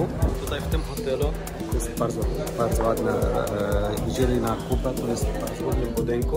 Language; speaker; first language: Polish; non-native, learner; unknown